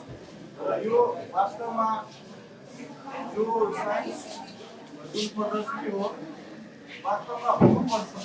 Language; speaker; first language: Nepali; non-native, local second language; Maithili